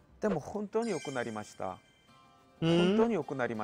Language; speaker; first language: Japanese; non-native, learner; Korean